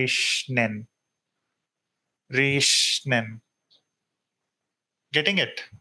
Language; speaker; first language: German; non-native, fluent; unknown